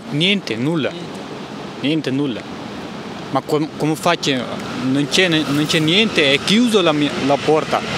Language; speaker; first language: Italian; non-native, learner; Tigrinya